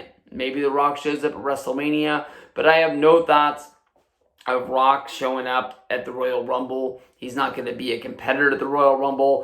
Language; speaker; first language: English; native; English